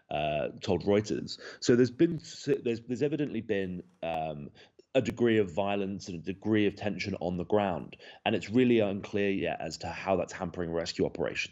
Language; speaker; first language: English; native; English